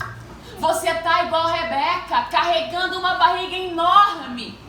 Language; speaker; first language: Portuguese; native; Portuguese